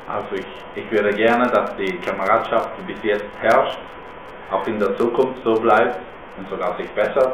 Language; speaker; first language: German; non-native, fluent; Spanish